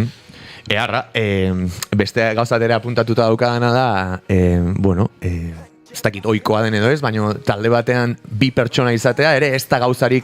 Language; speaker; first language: Basque; native; Basque